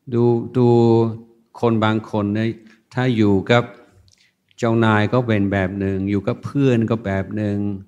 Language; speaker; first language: Thai; non-native, fluent; English